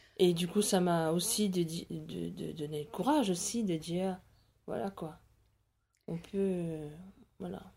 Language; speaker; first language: French; non-native, local second language; Morisyen